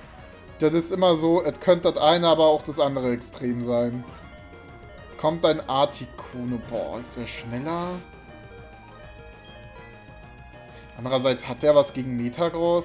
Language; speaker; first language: German; native; German